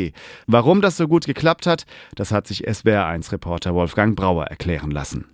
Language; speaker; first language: German; native; German